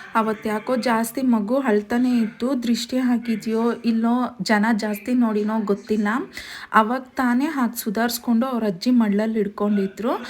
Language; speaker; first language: Kannada; non-native, local second language; Telugu